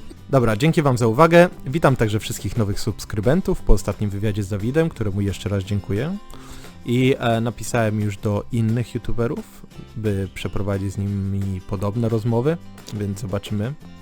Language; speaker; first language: Polish; native; Polish